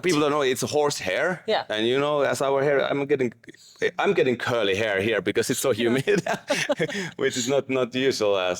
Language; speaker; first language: English; non-native, fluent; Finnish